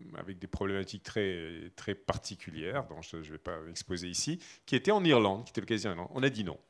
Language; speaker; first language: French; native; French